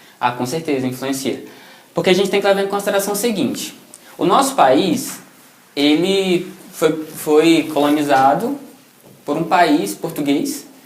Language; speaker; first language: Portuguese; native; Portuguese